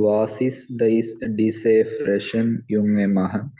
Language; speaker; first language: German; non-native, learner; Malayalam